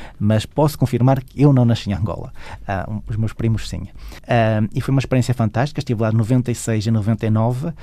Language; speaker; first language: Portuguese; native; Portuguese